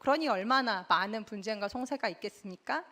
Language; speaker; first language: Korean; native; Korean